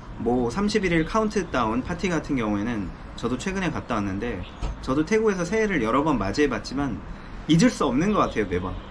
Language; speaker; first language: Korean; native; Korean